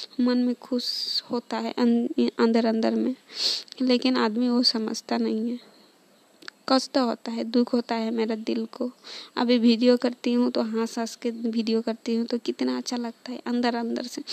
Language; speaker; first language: Hindi; non-native, local second language; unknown